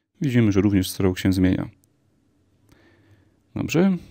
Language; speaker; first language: Polish; native; Polish